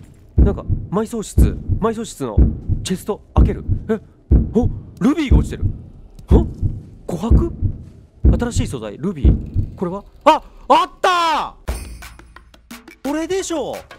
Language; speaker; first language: Japanese; native; Japanese